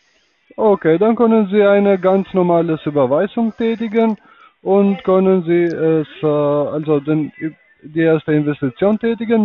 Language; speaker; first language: German; non-native, learner; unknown